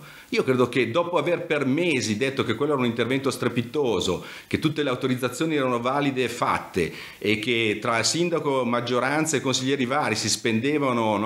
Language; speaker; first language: Italian; native; Italian